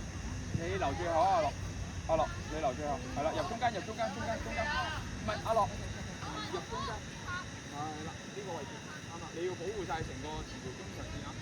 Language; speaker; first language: Cantonese; native; Cantonese